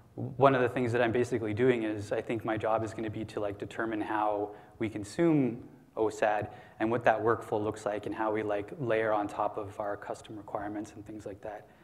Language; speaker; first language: English; native; English